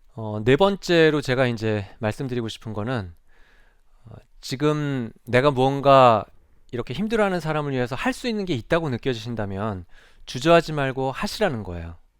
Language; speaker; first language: Korean; native; Korean